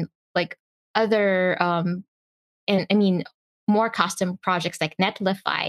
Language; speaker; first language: English; non-native, local second language; Filipino